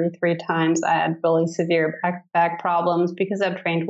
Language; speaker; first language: English; non-native, fluent; German